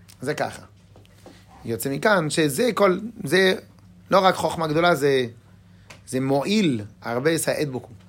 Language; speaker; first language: Hebrew; non-native, fluent; French